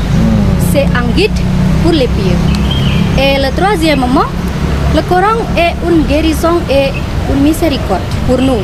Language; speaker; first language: French; non-native, fluent; Indonesian